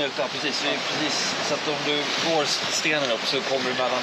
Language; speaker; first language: Swedish; native; Swedish